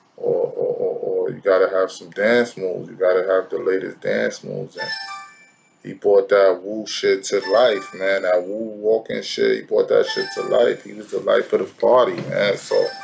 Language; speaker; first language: English; native; English